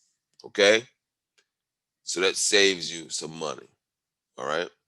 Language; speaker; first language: English; native; English